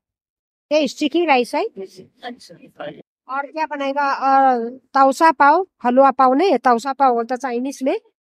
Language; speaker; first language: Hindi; non-native, local second language; Chinese